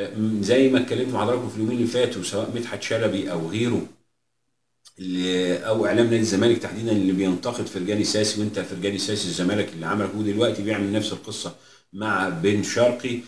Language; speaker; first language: Arabic; native; Arabic